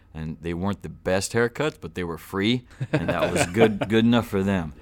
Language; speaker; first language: English; native; English